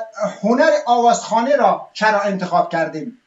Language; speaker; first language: Persian; native; Persian